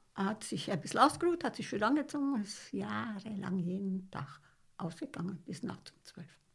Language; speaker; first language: German; early bilingual, heritage; Romanian